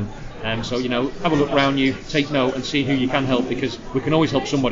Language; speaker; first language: English; native; English